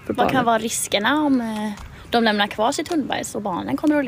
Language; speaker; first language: Swedish; native; Swedish